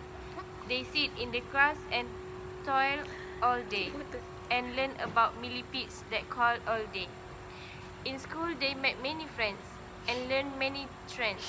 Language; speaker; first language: English; non-native, learner; Malay